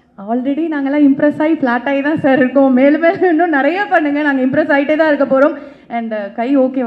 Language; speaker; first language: Tamil; native; Tamil